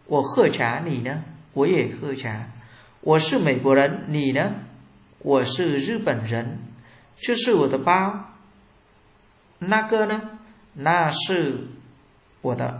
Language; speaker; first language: Chinese; non-native, fluent; Vietnamese